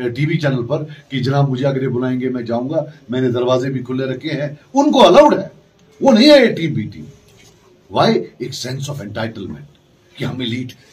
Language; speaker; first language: Urdu; non-native, local second language; Kashmiri